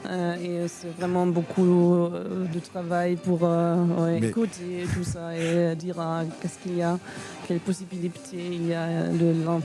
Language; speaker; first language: French; non-native, fluent; German